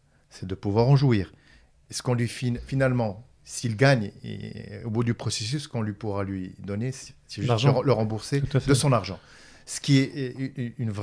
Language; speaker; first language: French; non-native, local second language; Arabic